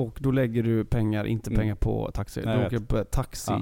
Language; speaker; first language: Swedish; native; Swedish